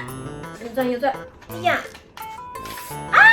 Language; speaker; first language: Chinese; native; Chinese